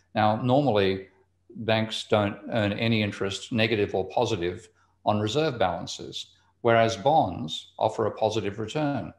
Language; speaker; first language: English; native; English